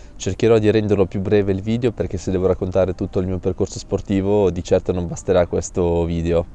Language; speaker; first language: Italian; early bilingual, other home language; Russian